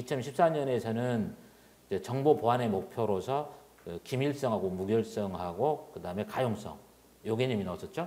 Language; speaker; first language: Korean; native; Korean